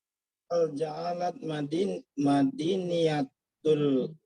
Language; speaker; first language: Arabic; non-native, learner; Indonesian